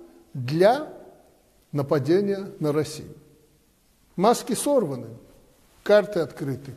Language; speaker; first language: Russian; native; Russian